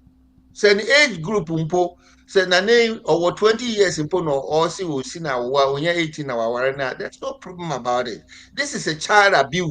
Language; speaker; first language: English; non-native, local second language; Akan